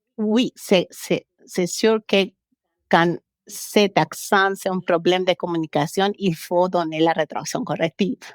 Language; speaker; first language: French; non-native, fluent; Spanish